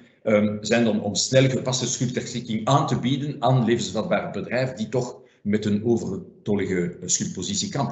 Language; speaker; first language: Dutch; non-native, fluent; French